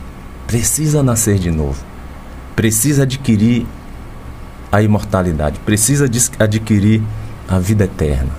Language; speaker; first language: Portuguese; native; Portuguese